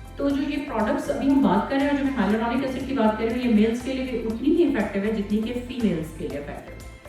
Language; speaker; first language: Urdu; native; Urdu